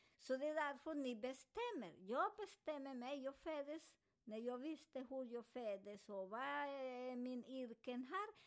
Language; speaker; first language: Swedish; non-native, fluent; Spanish